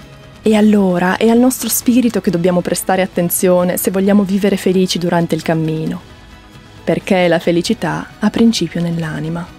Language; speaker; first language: Italian; native; Italian